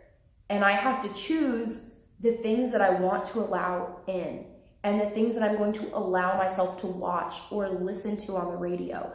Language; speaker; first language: English; native; English